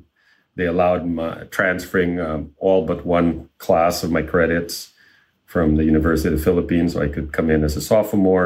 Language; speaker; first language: English; non-native, local second language; Filipino